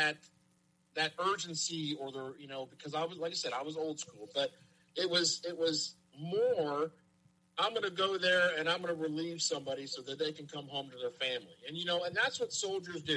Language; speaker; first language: English; native; English